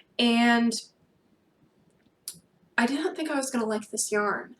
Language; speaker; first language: English; native; English